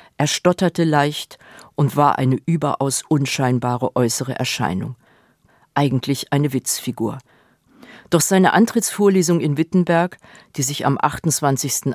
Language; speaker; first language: German; native; German